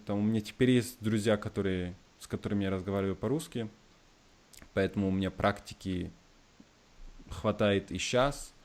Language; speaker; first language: Russian; early bilingual, heritage; Russian